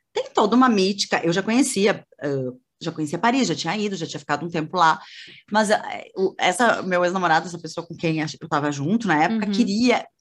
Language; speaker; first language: Portuguese; native; Portuguese